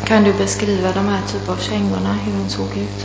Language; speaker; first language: Swedish; non-native, fluent; Italian